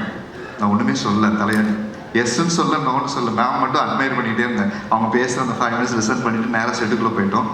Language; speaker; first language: Tamil; native; Tamil